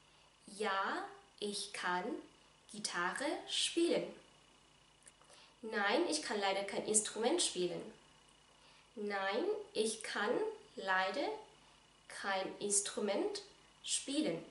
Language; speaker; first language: German; non-native, fluent; Vietnamese